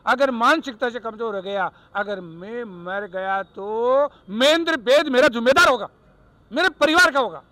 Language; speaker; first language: Hindi; native; Hindi